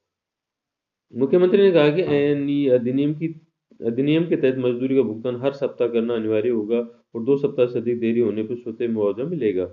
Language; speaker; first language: Hindi; native; Hindi